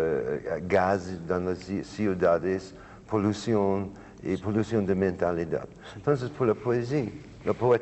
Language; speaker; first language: Spanish; non-native, learner; English